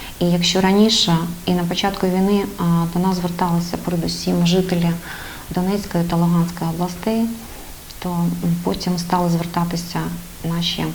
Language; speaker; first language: Ukrainian; native; Ukrainian